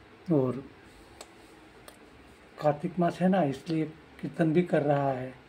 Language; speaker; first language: Hindi; non-native, local second language; Bangla